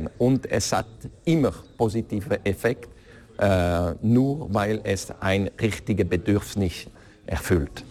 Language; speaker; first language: German; non-native, local second language; French